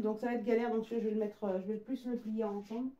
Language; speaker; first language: French; native; French